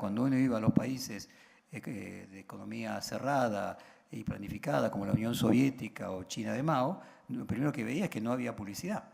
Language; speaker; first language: Spanish; native; Spanish